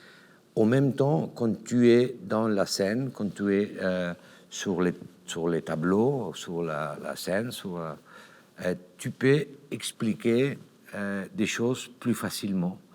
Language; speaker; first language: French; non-native, learner; Catalan